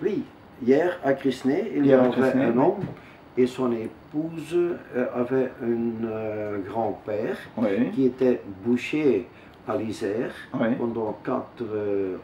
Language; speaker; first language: French; non-native, local second language; Dutch